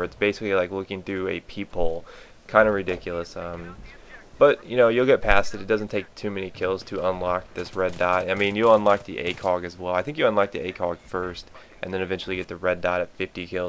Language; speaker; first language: English; native; English